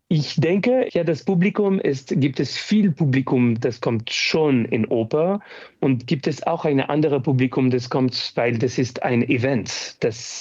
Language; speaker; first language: German; non-native, fluent; French